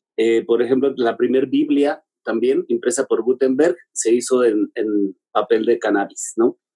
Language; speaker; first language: Spanish; native; Spanish